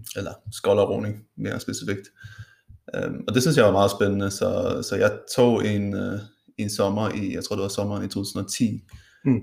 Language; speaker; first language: Danish; non-native, local second language; Faroese